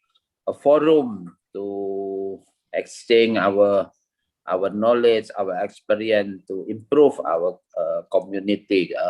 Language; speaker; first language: English; non-native, learner; Indonesian